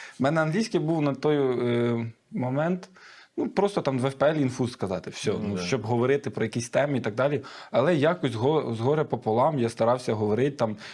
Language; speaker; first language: Ukrainian; native; Ukrainian